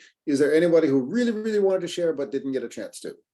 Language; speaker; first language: English; native; English